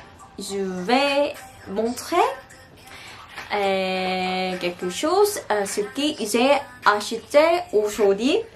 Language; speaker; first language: French; non-native, learner; Korean